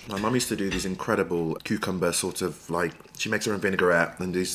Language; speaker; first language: English; native; English